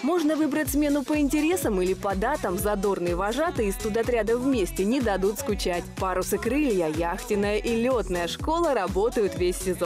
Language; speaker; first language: Russian; native; Russian